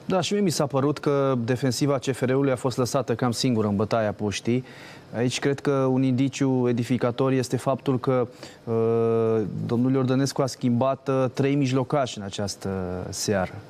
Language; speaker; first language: Romanian; native; Romanian